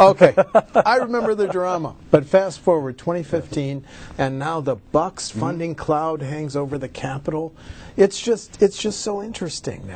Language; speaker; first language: English; native; English